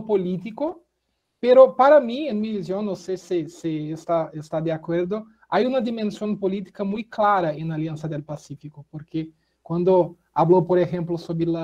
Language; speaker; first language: Spanish; non-native, fluent; Portuguese